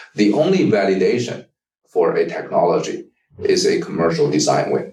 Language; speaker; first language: English; non-native, fluent; Chinese